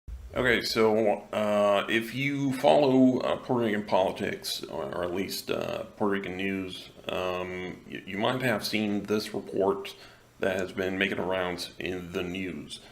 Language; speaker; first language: English; non-native, local second language; Spanish